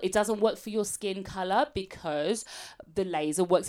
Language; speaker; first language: English; native; English